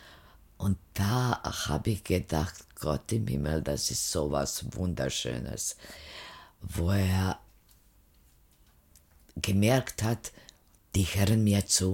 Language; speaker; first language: German; non-native, fluent; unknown